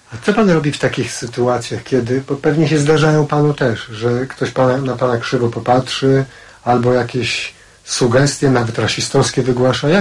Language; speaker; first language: Polish; native; Polish